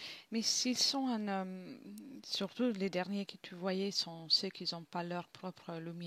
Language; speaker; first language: French; non-native, fluent; Italian